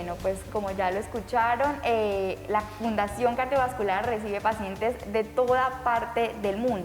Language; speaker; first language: Spanish; native; Spanish